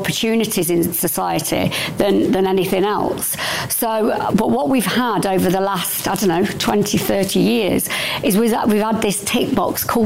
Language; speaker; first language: English; native; English